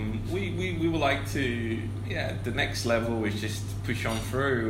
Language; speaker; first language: English; early bilingual, other home language; Portuguese